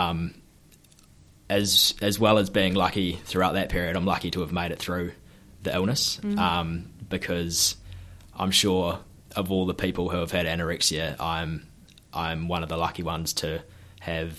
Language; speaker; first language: English; native; English